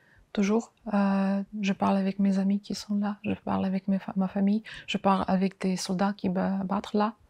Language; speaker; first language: French; non-native, fluent; Ukrainian